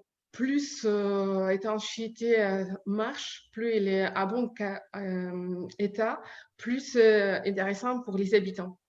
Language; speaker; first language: French; non-native, learner; Ukrainian